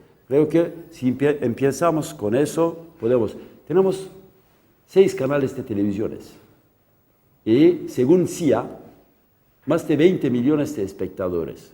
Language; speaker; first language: Spanish; non-native, local second language; Kurdish